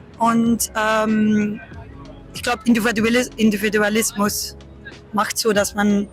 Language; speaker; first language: German; non-native, learner; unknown